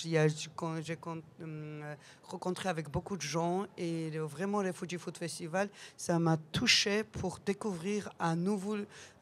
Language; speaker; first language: French; non-native, learner; Georgian